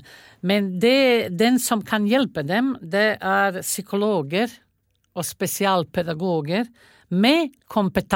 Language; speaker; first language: Norwegian; non-native, fluent; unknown